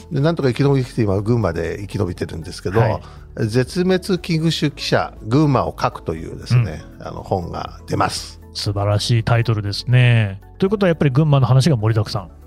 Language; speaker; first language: Japanese; native; Japanese